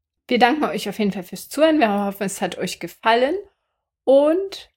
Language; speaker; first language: German; native; German